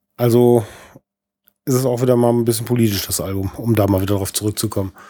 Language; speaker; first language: German; native; German